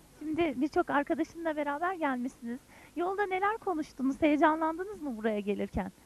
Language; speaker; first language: Turkish; native; Turkish